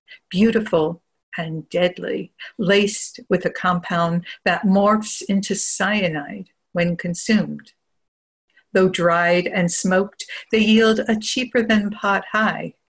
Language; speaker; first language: English; native; English